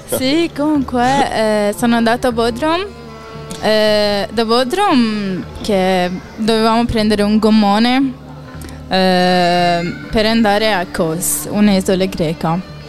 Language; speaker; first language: Italian; non-native, fluent; Arabic